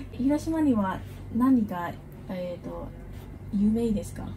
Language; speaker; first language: Japanese; non-native, learner; Burmese